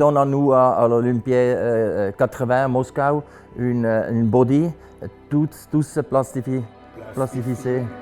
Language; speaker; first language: French; non-native, local second language; German